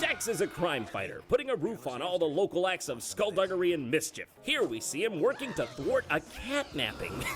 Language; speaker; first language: English; native; English